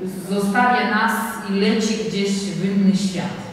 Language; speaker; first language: Polish; non-native, fluent; Georgian